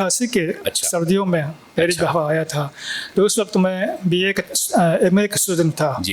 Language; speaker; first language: Hindi; non-native, fluent; Japanese